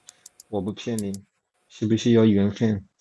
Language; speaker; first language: Chinese; non-native, learner; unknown